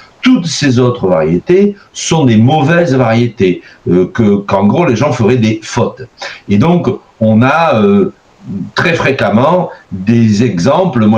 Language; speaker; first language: French; native; French